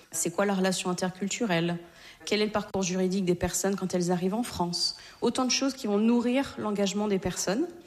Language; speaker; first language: French; native; French